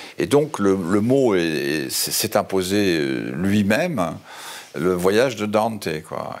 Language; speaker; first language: French; native; French